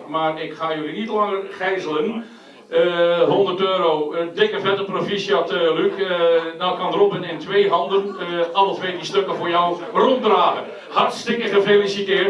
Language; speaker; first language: Dutch; native; Dutch